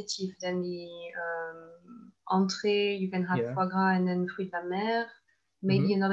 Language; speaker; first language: English; non-native, fluent; French